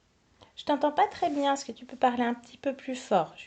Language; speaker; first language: French; native; French